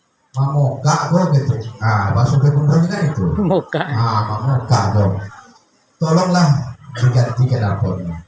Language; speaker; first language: Indonesian; native; Indonesian